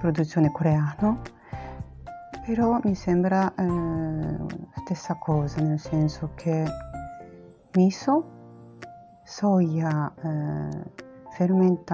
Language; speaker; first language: Italian; non-native, learner; Japanese